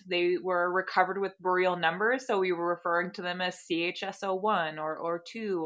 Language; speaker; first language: English; native; English